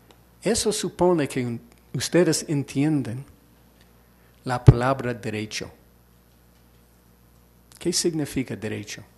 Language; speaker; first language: Spanish; non-native, fluent; English